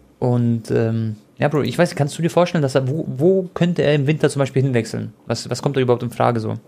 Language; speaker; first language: German; early bilingual, other home language; Croatian